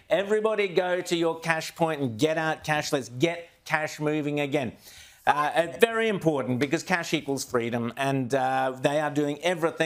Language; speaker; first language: English; native; English